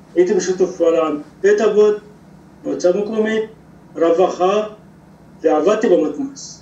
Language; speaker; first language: Hebrew; non-native, local second language; Arabic